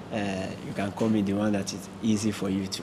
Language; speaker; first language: English; non-native, local second language; Yoruba